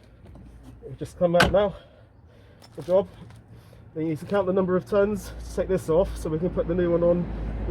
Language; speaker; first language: English; native; English